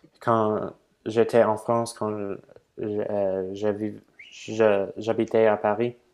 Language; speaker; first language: French; non-native, learner; English